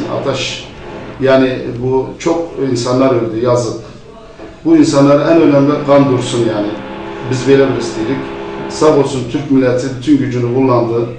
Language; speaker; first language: Turkish; early bilingual, heritage; Turkish